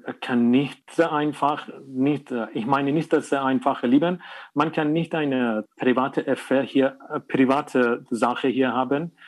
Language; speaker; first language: German; non-native, learner; Persian